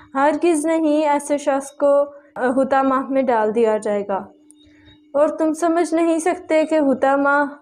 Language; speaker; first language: Urdu; native; Urdu